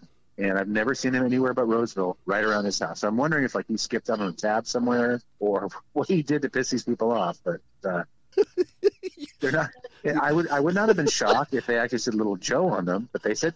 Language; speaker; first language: English; native; English